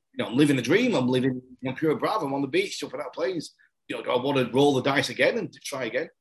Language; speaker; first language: English; native; English